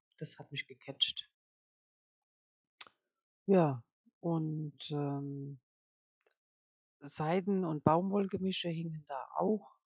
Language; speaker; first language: German; native; German